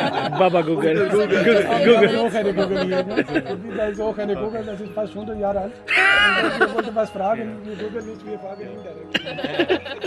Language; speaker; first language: German; non-native, learner; Urdu